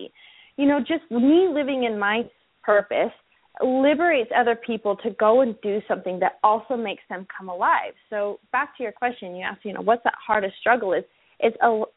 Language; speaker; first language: English; native; English